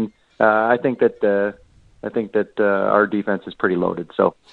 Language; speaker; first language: English; native; English